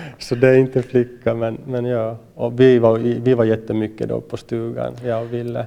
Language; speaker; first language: Swedish; native; Swedish